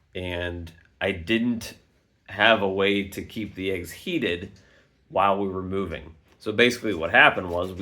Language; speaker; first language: English; native; English